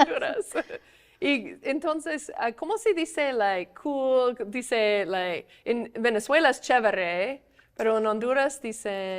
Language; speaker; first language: Spanish; non-native, fluent; English